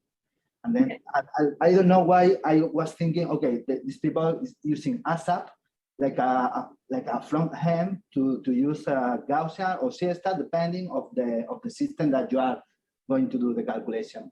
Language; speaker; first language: English; non-native, fluent; Spanish